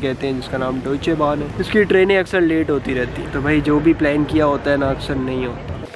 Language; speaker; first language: Urdu; native; Urdu